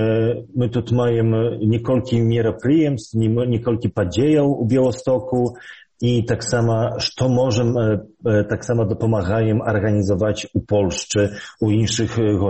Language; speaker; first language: Belarusian; early bilingual, heritage; Polish